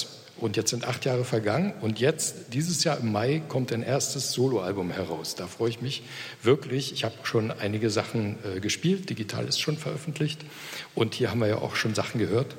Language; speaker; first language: German; native; German